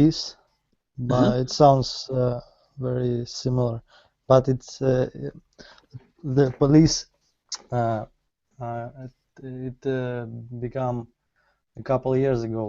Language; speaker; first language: English; non-native, learner; Russian